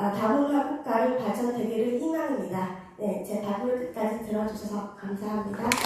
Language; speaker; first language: Korean; non-native, fluent; Vietnamese